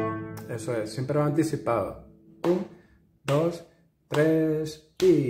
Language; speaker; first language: Spanish; native; Spanish